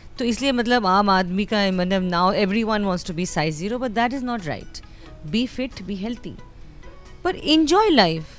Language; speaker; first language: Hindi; non-native, local second language; Bangla